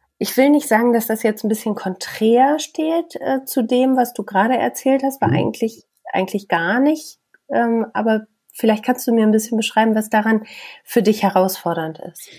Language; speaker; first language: German; native; German